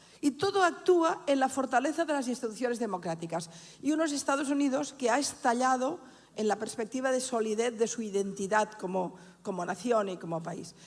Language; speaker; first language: Spanish; non-native, local second language; Catalan